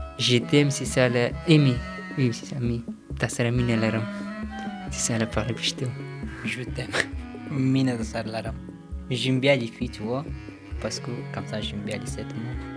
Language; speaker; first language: French; non-native, learner; Pashto